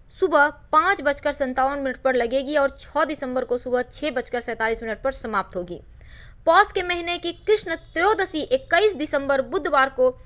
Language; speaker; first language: Hindi; native; Hindi